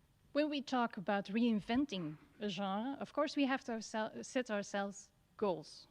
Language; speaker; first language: English; non-native, fluent; Dutch